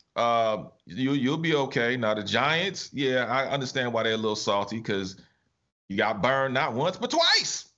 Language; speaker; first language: English; native; English